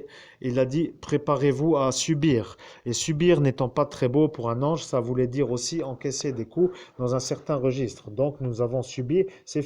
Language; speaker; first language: French; native; French